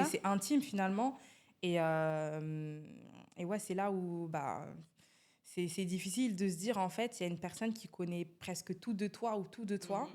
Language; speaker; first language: French; native; French